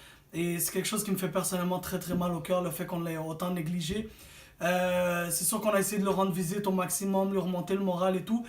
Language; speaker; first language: French; native; French